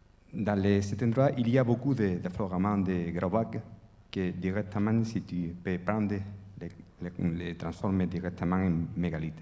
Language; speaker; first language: French; non-native, fluent; Spanish